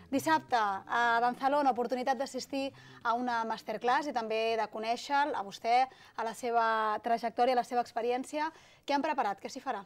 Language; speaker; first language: Catalan; native; Catalan